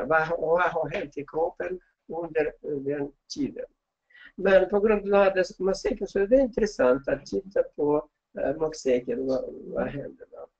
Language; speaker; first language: Swedish; non-native, fluent; Russian